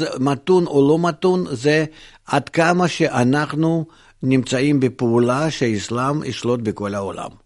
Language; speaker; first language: Hebrew; non-native, fluent; Russian